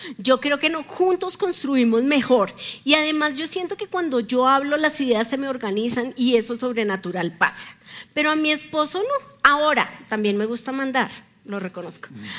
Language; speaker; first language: Spanish; native; Spanish